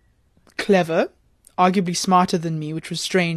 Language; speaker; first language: English; native; English